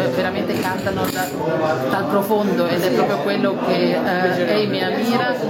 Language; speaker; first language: Italian; native; Italian